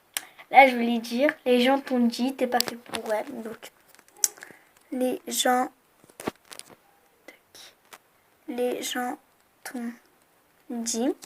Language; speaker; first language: French; native; French